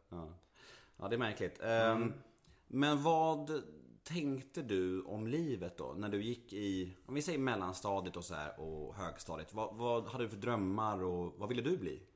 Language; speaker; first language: Swedish; native; Swedish